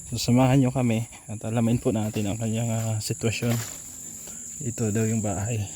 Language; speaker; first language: Filipino; non-native, local second language; Hiligaynon